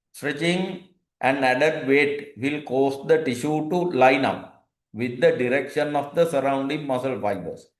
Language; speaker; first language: English; non-native, local second language; Sinhala